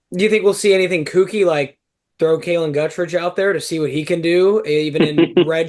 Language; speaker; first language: English; native; English